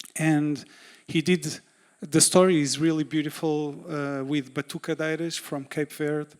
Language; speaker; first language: English; non-native, fluent; Portuguese